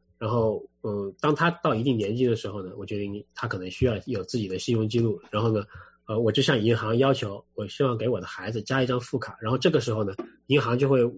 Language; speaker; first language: Chinese; native; Chinese